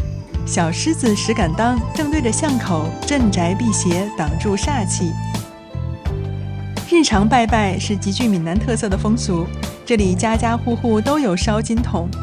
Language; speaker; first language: Chinese; native; Chinese